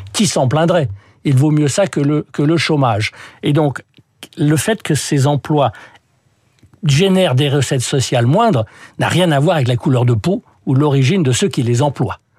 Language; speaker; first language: French; early bilingual, other home language; English